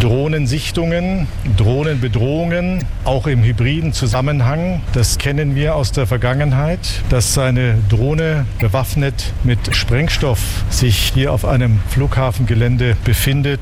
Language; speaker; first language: German; native; German